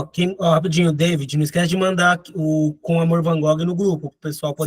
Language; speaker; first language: Portuguese; native; Portuguese